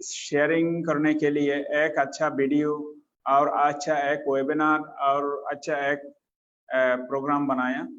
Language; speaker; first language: Hindi; non-native, fluent; Bangla